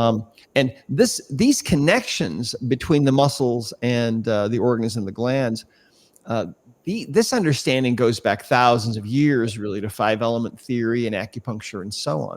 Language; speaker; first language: English; native; English